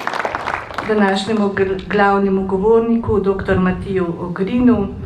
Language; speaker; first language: Slovenian; native; Slovenian